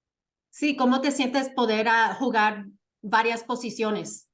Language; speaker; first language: Spanish; early bilingual, heritage; Spanish